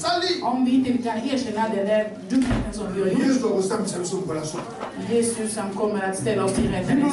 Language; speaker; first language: Swedish; non-native, fluent; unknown